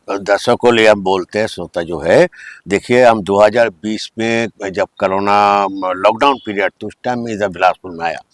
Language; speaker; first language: Hindi; non-native, local second language; Bangla